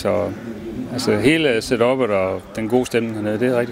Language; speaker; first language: Danish; native; Danish